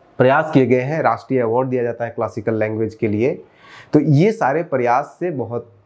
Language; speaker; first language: Hindi; native; Hindi